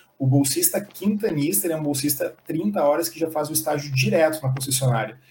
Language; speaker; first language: Portuguese; native; Portuguese